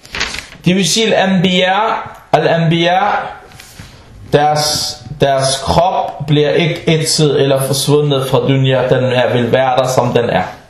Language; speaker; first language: Danish; non-native, fluent; Arabic